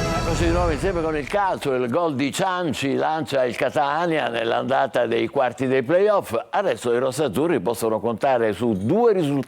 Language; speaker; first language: Italian; native; Italian